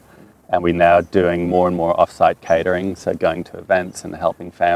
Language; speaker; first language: English; non-native, fluent; French